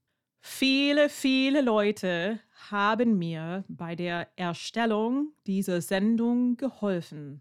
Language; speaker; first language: German; non-native, fluent; English